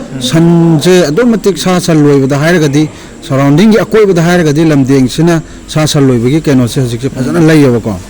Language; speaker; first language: Manipuri; native; Manipuri